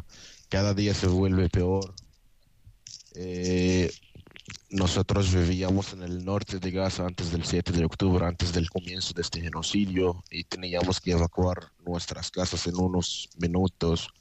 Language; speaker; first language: Spanish; non-native, fluent; Arabic